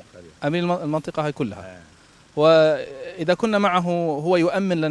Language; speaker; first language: Arabic; native; Arabic